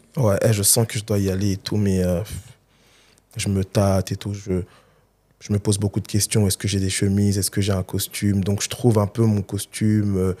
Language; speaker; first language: French; early bilingual, other home language; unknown